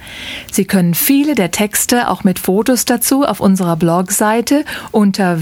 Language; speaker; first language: German; native; German